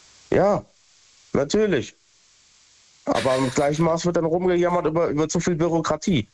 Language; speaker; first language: German; native; German